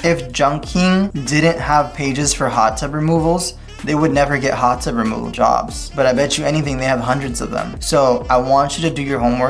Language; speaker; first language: English; native; English